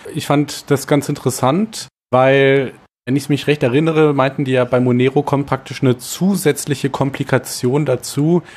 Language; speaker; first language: German; native; German